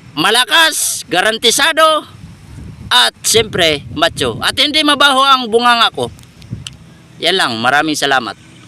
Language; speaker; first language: Filipino; native; Filipino